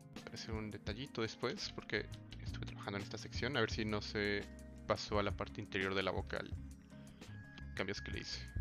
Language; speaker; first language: Spanish; native; Spanish